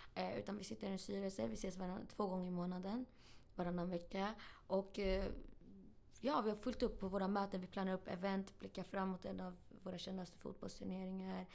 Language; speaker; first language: Swedish; early bilingual, other home language; Arabic